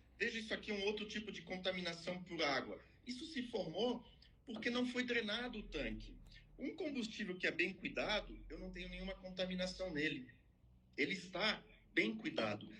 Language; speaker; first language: Portuguese; non-native, fluent; French